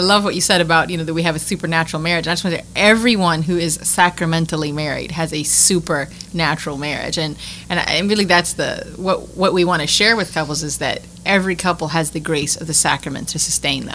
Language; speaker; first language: English; native; English